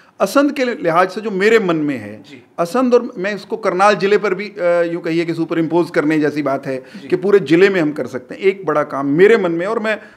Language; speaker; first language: Hindi; native; Hindi